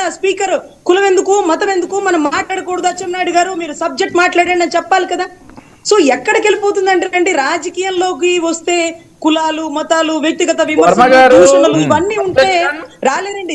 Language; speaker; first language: Telugu; native; Telugu